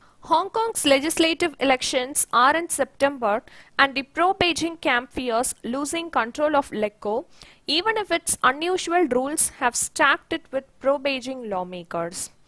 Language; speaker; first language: English; non-native, local second language; Tamil